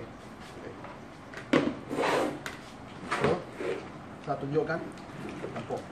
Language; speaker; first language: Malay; non-native, local second language; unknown